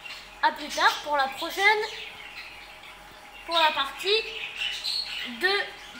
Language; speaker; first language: French; native; French